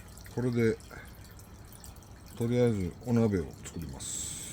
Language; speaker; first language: Japanese; native; Japanese